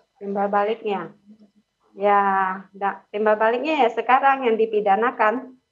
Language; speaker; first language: Indonesian; native; Indonesian